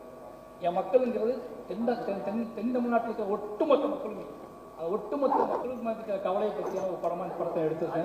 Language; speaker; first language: Tamil; native; Tamil